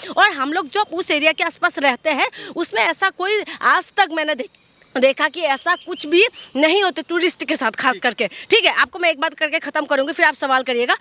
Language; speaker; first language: Hindi; non-native, local second language; Assamese